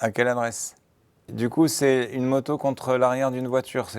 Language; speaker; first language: French; native; French